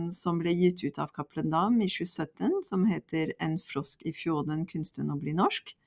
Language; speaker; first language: Norwegian; non-native, fluent; French